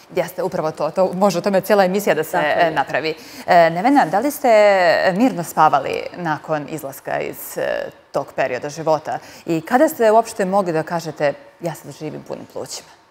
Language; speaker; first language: Serbian; native; Serbian